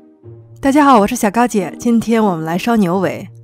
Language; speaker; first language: Chinese; native; Chinese